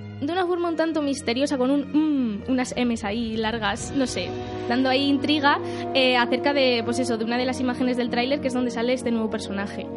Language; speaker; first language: Spanish; native; Spanish